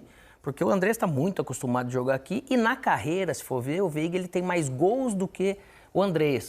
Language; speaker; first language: Portuguese; native; Portuguese